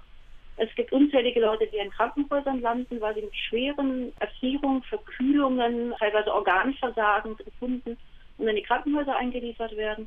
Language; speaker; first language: German; native; German